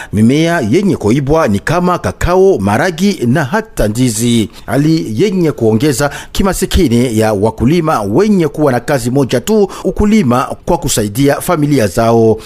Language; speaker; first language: Swahili; non-native, local second language; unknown